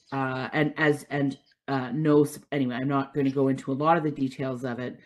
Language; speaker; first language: English; native; English